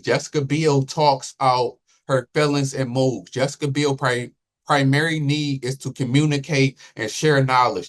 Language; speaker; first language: English; native; English